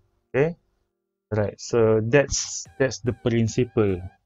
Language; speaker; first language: English; non-native, local second language; Malay